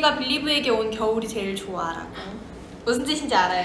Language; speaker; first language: Korean; native; Korean